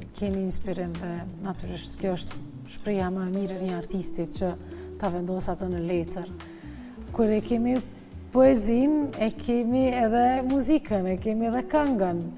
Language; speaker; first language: Albanian; native; Albanian